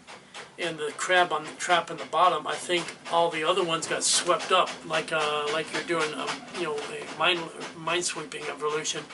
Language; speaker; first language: English; native; English